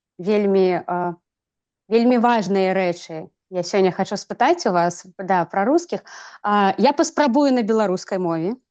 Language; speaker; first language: Belarusian; non-native, local second language; Russian